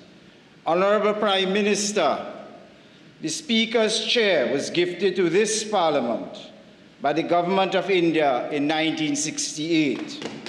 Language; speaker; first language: English; native; English